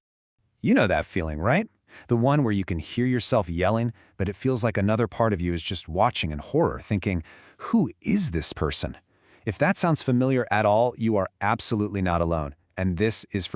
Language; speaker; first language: English; native; English